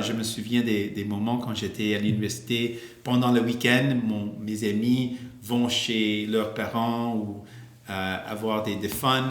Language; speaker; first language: French; non-native, local second language; English